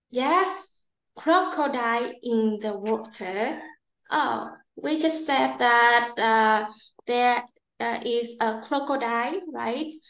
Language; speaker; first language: English; non-native, learner; Vietnamese